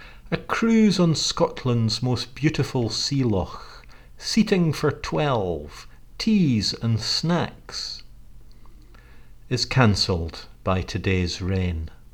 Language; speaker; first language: English; native; English